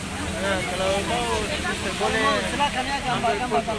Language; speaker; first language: Indonesian; non-native, learner; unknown